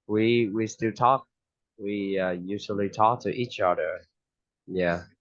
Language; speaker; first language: English; non-native, fluent; Vietnamese